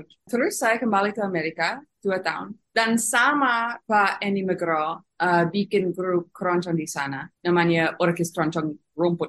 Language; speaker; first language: Indonesian; non-native, fluent; English